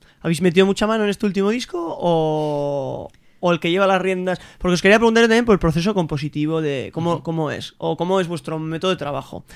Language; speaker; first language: Spanish; native; Spanish